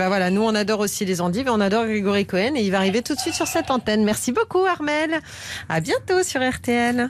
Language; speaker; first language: French; native; French